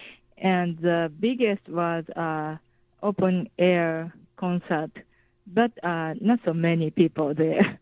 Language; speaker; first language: English; non-native, fluent; Japanese